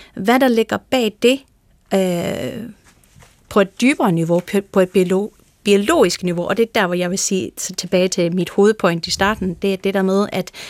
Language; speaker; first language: Danish; non-native, fluent; English